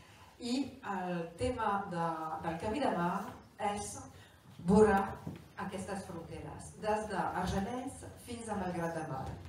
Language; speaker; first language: Catalan; non-native, local second language; French